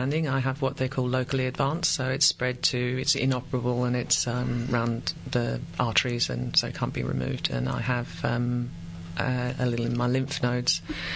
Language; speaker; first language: English; native; English